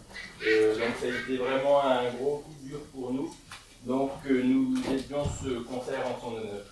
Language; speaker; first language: French; native; French